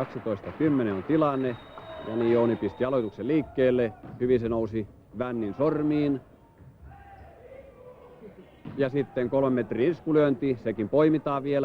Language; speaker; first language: Finnish; native; Finnish